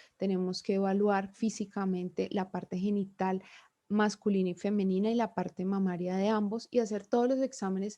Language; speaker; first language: Spanish; native; Spanish